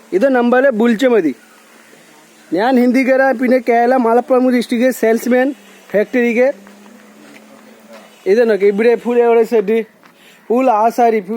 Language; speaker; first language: Malayalam; non-native, learner; Bangla